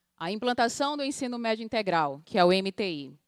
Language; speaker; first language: Portuguese; native; Portuguese